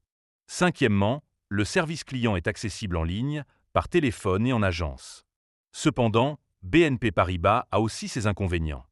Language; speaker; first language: French; native; French